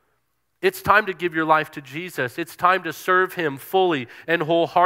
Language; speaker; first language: English; native; English